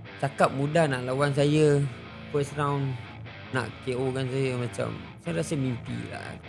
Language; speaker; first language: Malay; native; Malay